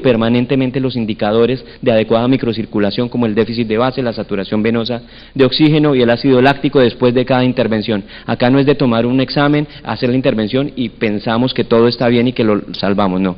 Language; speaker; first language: Spanish; native; Spanish